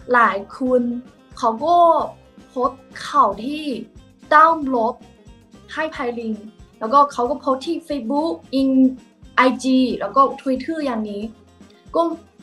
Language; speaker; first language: Thai; non-native, fluent; Chinese